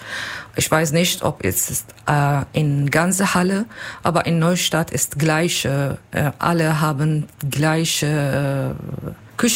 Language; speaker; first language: German; non-native, learner; Kurdish